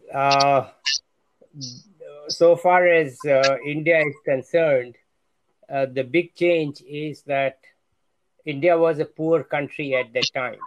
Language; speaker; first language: English; non-native, local second language; Hindi